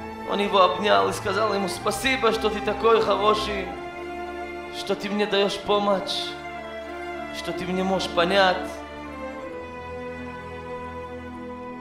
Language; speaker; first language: Russian; non-native, learner; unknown